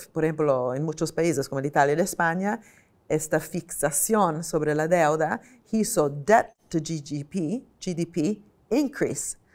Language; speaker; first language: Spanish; non-native, fluent; Italian